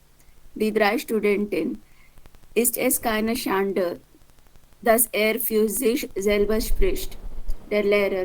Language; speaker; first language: German; non-native, learner; Hindi